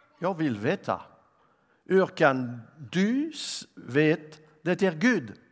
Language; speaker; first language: Swedish; non-native, fluent; French